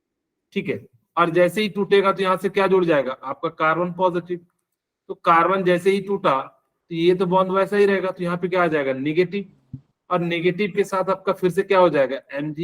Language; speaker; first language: Hindi; native; Hindi